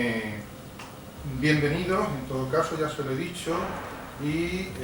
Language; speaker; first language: Spanish; native; Spanish